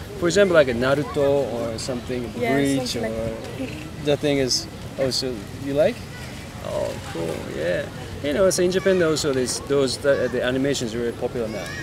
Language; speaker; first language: English; non-native, learner; Japanese